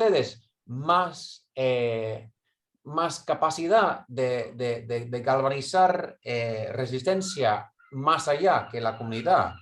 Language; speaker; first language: Spanish; non-native, fluent; English